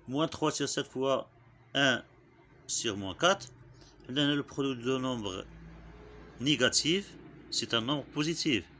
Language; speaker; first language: French; non-native, local second language; Arabic